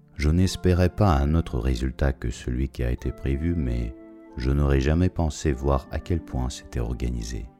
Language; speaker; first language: French; non-native, fluent; Russian